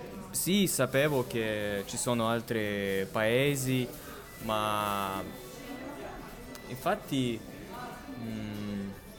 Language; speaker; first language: Italian; non-native, fluent; Russian